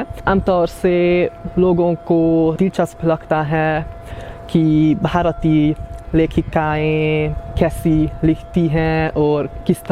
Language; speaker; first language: Hindi; non-native, fluent; Hungarian